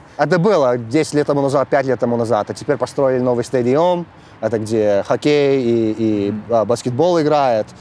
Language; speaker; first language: Russian; early bilingual, heritage; English